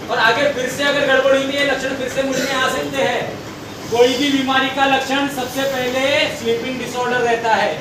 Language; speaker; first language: Hindi; non-native, local second language; Marathi